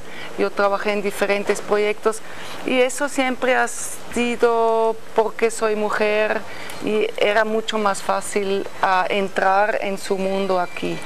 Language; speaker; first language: Spanish; non-native, fluent; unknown